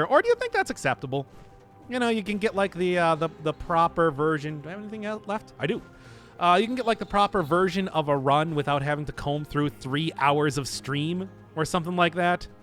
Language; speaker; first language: English; native; English